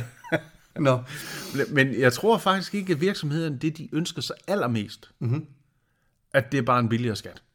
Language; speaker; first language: Danish; native; Danish